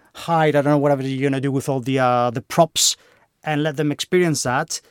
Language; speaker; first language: English; non-native, fluent; Greek